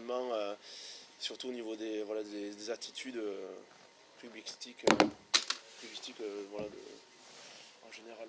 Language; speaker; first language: French; native; French